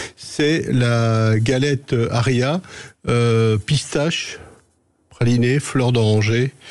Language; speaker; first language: French; native; French